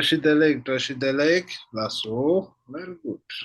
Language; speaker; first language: English; non-native, fluent; Tibetan